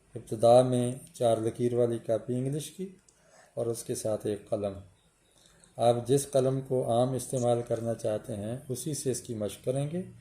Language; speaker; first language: Urdu; native; Urdu